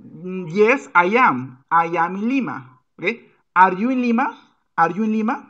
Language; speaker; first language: English; non-native, fluent; Spanish